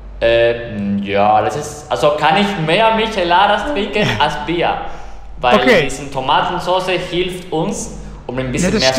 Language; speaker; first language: German; non-native, fluent; Spanish